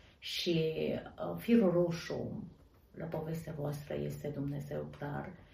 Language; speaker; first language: Romanian; native; Romanian